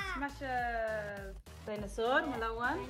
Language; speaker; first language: Arabic; native; Arabic